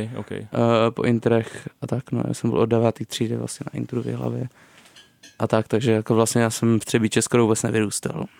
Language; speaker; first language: Czech; native; Czech